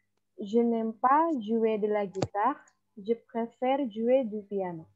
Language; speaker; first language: French; non-native, fluent; Indonesian